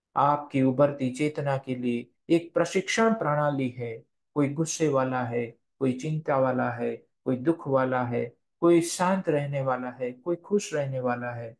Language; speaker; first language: Hindi; non-native, local second language; Gujarati